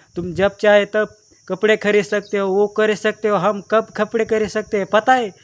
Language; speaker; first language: Hindi; non-native, local second language; Marathi